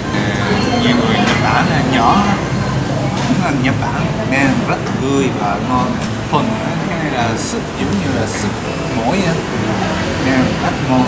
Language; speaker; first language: Vietnamese; non-native, learner; Japanese